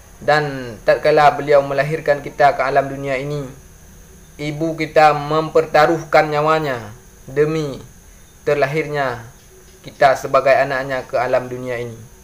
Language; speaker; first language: Malay; non-native, local second language; Achinese